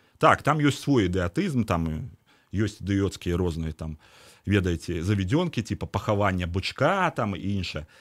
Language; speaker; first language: Belarusian; native; Belarusian